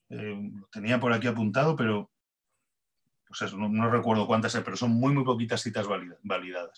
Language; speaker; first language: Spanish; native; Spanish